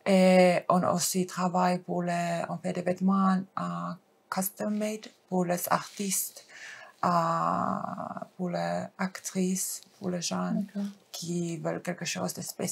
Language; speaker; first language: French; non-native, fluent; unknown